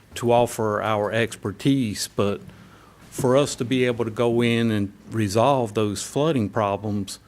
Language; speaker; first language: English; native; English